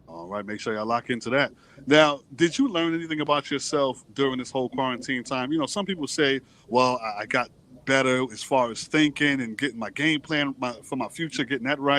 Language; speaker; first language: English; native; English